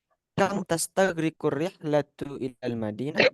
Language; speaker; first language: Arabic; non-native, fluent; Indonesian